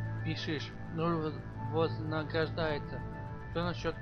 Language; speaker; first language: Russian; native; Russian